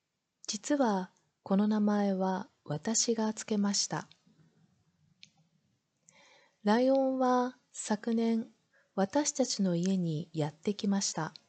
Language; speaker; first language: Japanese; non-native, learner; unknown